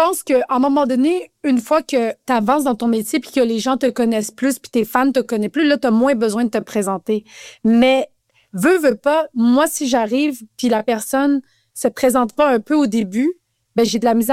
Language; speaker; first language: French; native; French